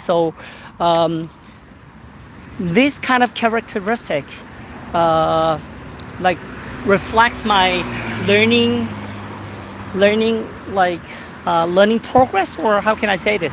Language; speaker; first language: English; non-native, fluent; Korean